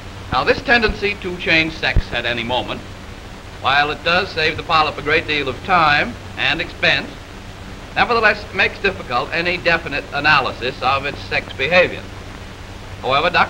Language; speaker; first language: English; native; English